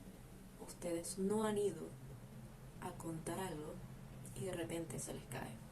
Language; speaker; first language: Spanish; native; Spanish